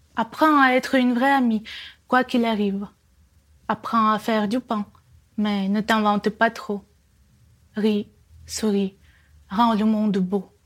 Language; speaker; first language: French; non-native, fluent; Russian